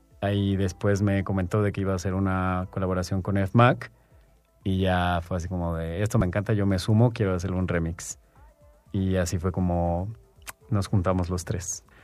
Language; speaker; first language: Spanish; native; Spanish